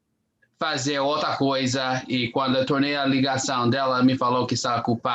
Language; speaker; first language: Portuguese; non-native, fluent; English